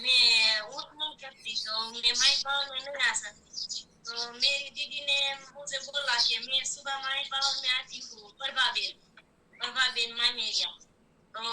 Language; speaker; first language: Hindi; non-native, local second language; Gujarati